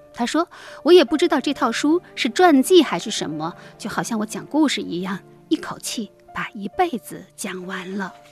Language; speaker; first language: Chinese; native; Chinese